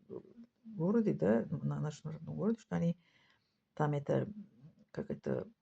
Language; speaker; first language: Russian; non-native, local second language; Tajik